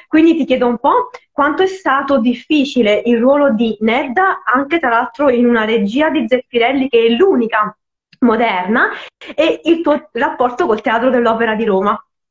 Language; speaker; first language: Italian; native; Italian